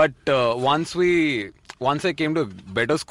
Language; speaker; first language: English; non-native, local second language; Odia